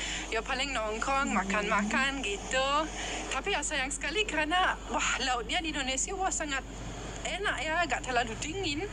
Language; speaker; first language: Indonesian; non-native, fluent; German